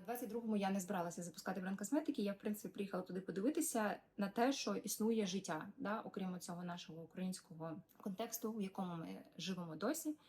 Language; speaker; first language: Ukrainian; non-native, local second language; Russian